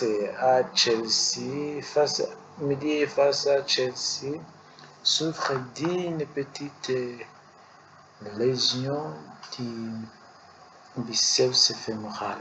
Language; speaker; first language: French; non-native, learner; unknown